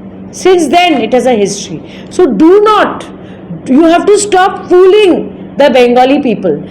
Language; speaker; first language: English; non-native, local second language; Bangla